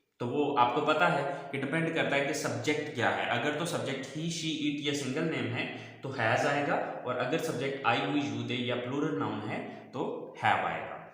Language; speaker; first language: Urdu; non-native, local second language; Punjabi